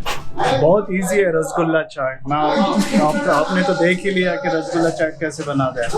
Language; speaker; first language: Hindi; native; Hindi